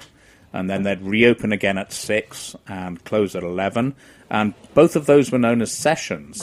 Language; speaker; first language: English; native; English